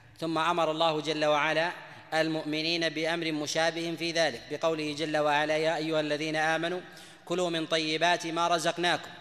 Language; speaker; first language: Arabic; native; Arabic